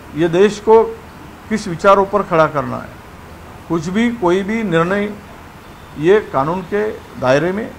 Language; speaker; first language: Hindi; non-native, local second language; Marathi